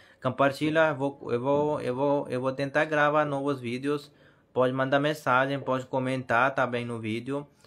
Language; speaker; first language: Portuguese; non-native, learner; Hindi